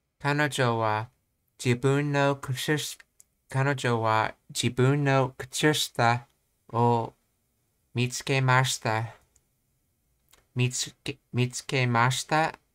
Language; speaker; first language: Japanese; non-native, learner; English